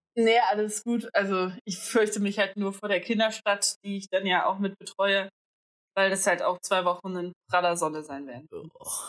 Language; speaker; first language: German; native; German